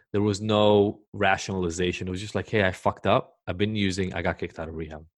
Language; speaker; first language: English; early bilingual, other home language; Hebrew